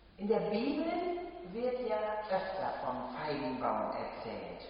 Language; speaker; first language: German; native; German